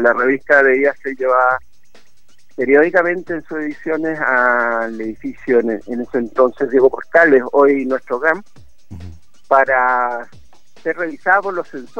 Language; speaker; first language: Spanish; native; Spanish